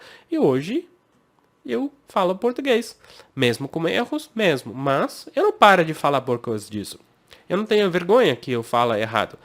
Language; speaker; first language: Portuguese; non-native, fluent; English